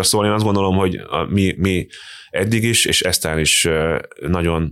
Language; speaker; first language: Hungarian; native; Hungarian